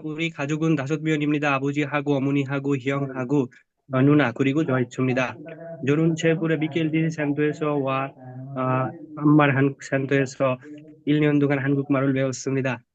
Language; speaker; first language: Korean; non-native, learner; Bangla